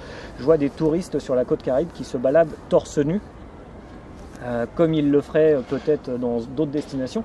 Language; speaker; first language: French; native; French